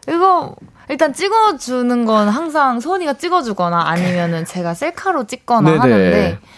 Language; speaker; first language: Korean; native; Korean